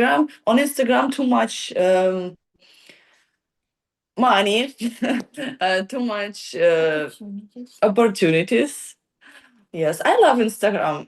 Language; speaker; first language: English; non-native, learner; Ukrainian